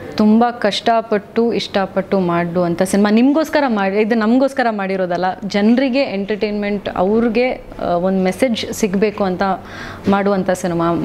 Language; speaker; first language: Kannada; non-native, local second language; Konkani